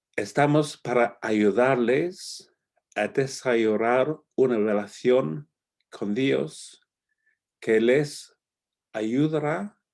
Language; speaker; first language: Spanish; non-native, fluent; English